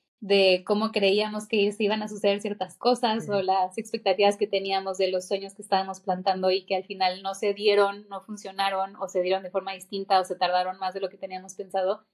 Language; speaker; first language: Spanish; native; Spanish